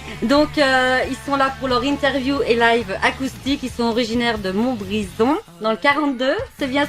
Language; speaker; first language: French; native; French